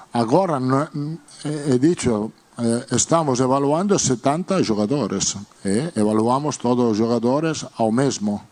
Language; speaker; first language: Portuguese; non-native, learner; Spanish